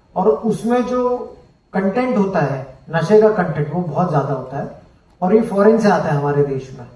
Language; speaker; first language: Hindi; non-native, local second language; Marathi